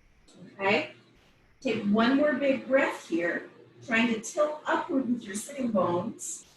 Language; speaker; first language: English; native; English